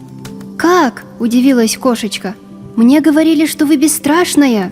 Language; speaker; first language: Russian; native; Russian